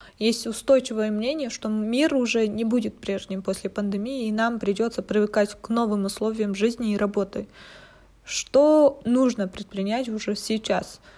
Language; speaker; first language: Russian; non-native, local second language; Kazakh